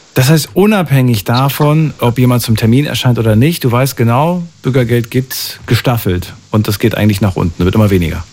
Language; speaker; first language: German; native; German